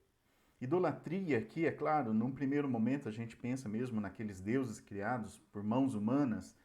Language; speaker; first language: Portuguese; native; Portuguese